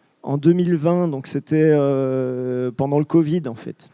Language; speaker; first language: French; native; French